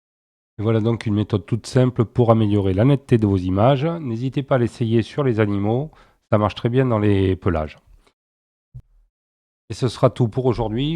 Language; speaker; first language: French; native; French